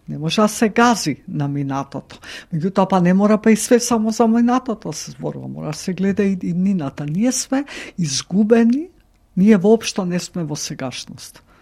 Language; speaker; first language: Macedonian; native; Macedonian